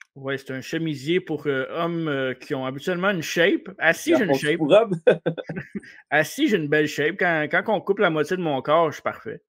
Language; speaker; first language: French; native; French